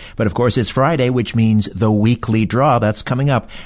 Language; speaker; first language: English; native; English